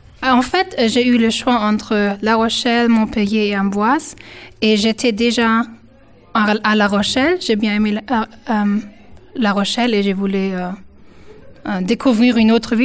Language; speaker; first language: French; non-native, fluent; German